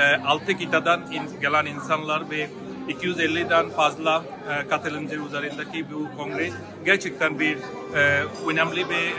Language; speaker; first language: Turkish; non-native, learner; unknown